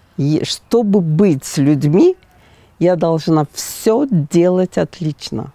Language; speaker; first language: Russian; native; Russian